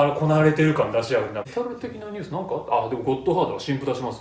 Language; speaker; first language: Japanese; native; Japanese